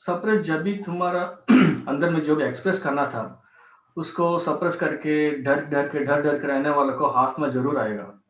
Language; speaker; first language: Hindi; non-native, local second language; Telugu